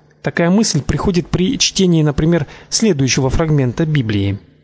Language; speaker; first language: Russian; native; Russian